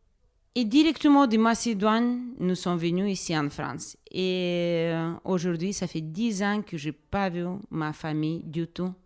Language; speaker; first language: French; non-native, fluent; Russian